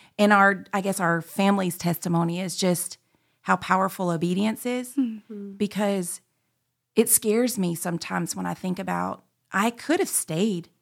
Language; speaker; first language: English; native; English